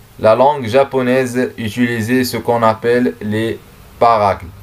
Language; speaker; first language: French; non-native, learner; Arabic